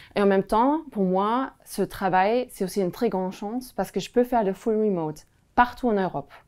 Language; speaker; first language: French; non-native, fluent; German